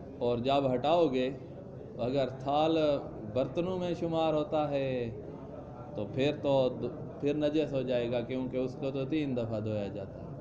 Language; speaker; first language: Urdu; non-native, local second language; Punjabi